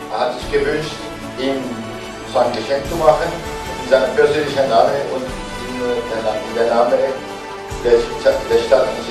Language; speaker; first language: German; non-native, fluent; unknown